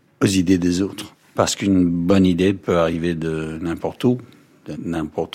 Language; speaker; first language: French; non-native, fluent; English